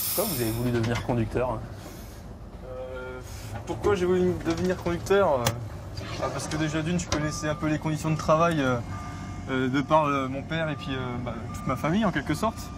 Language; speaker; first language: French; native; French